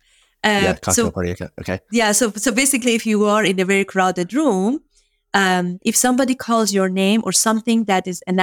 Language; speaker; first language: English; non-native, fluent; Persian